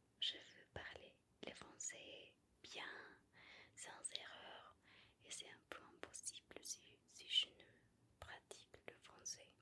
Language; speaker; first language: French; non-native, learner; Spanish